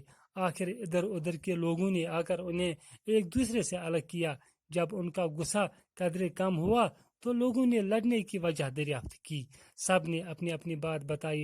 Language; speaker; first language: Hindi; non-native, local second language; Kashmiri